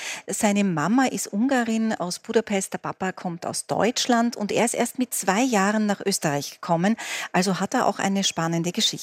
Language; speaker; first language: German; native; German